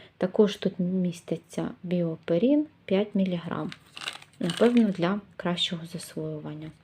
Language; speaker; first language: Ukrainian; native; Ukrainian